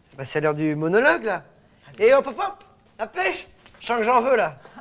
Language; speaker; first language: French; native; French